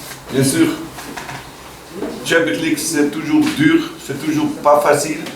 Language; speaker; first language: French; non-native, learner; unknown